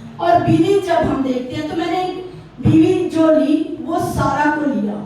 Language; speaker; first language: Urdu; native; Urdu